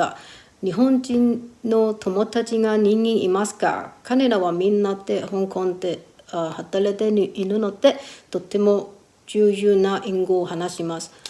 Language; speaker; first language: Japanese; non-native, learner; Thai